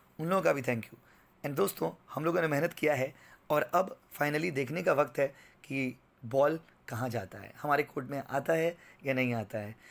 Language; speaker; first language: Hindi; native; Hindi